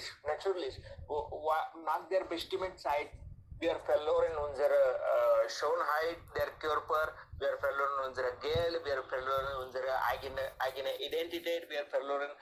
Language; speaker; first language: German; non-native, learner; Hindi